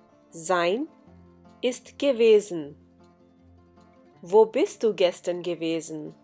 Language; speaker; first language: German; non-native, fluent; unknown